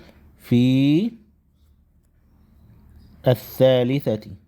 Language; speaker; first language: Arabic; non-native, fluent; Indonesian